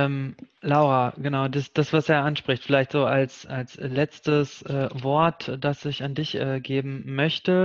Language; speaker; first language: German; native; German